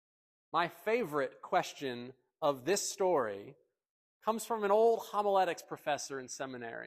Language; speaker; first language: English; native; English